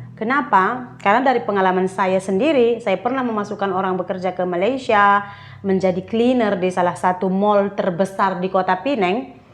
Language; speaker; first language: Indonesian; native; Indonesian